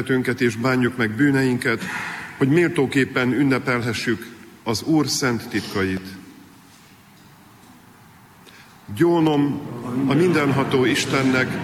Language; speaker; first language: Hungarian; native; Hungarian